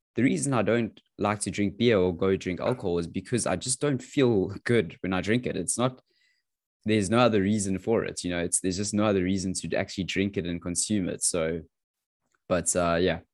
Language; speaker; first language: English; native; English